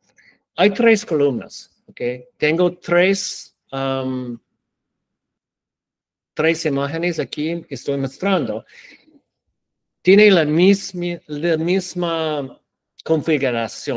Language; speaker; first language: Spanish; non-native, learner; English